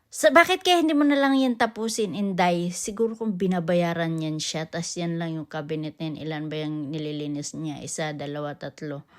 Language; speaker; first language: Filipino; non-native, local second language; Cebuano